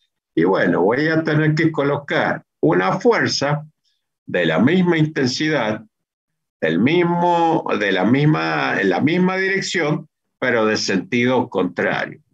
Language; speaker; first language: Spanish; native; Spanish